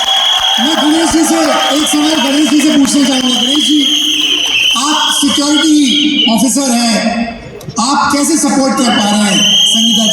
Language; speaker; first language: Hindi; native; Hindi